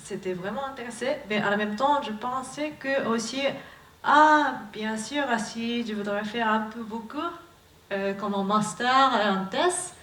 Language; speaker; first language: French; non-native, learner; Japanese